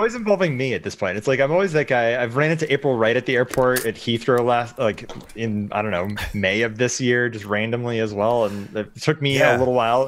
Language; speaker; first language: English; native; English